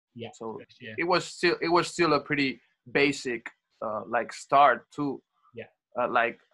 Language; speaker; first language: English; non-native, fluent; Spanish